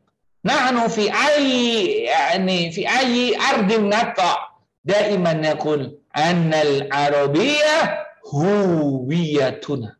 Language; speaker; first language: Arabic; non-native, fluent; Indonesian